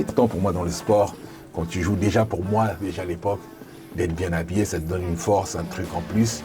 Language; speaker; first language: French; native; French